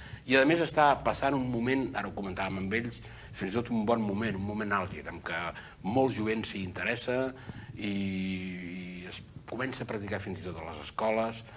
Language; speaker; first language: Catalan; native; Catalan